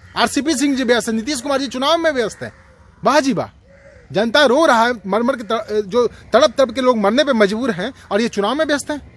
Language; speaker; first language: Hindi; native; Hindi